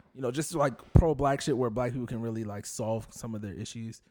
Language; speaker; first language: English; native; English